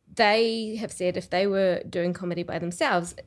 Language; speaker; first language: English; native; English